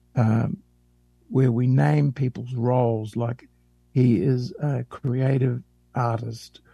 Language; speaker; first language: English; native; English